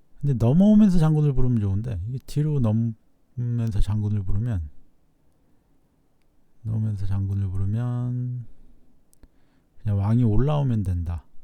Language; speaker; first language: Korean; native; Korean